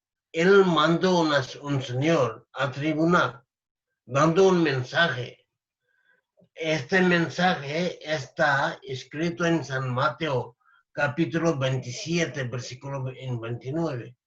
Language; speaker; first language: Spanish; non-native, learner; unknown